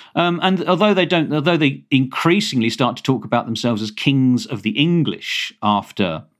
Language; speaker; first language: English; native; English